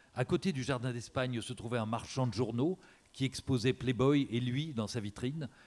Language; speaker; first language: French; native; French